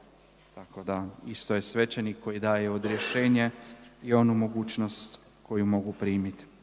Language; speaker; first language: Croatian; native; Croatian